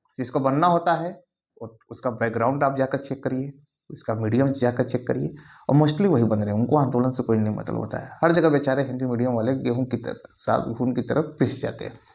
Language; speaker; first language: Hindi; native; Hindi